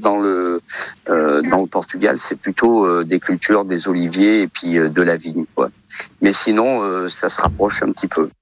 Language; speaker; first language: French; early bilingual, other home language; Portuguese